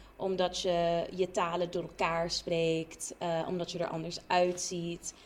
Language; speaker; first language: Dutch; non-native, local second language; Papiamento